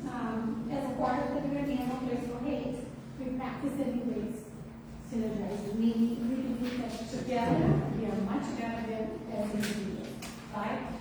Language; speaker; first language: English; non-native, fluent; Portuguese